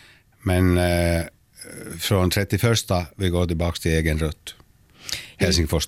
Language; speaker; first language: Swedish; non-native, local second language; Finnish